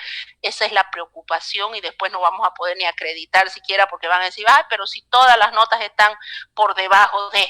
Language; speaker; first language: Spanish; native; Spanish